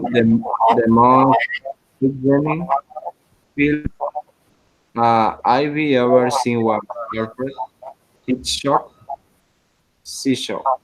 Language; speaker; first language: English; non-native, learner; Spanish